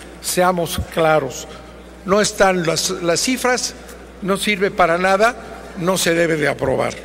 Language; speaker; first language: Spanish; native; Spanish